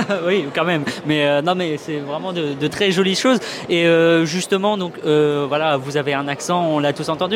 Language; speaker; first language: French; native; French